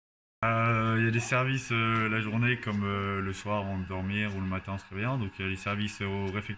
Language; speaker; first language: French; native; French